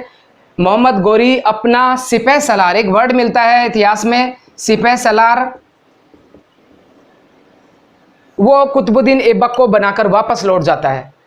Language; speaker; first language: Hindi; native; Hindi